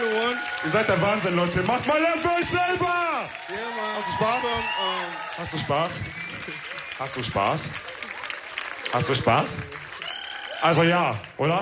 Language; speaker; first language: German; early bilingual, other home language; Wolof